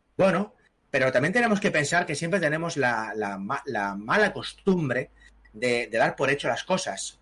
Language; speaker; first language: Spanish; native; Spanish